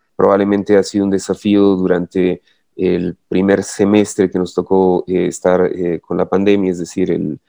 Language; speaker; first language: Spanish; native; Spanish